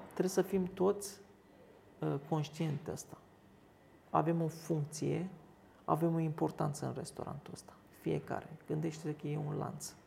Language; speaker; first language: Romanian; early bilingual, other home language; Turkish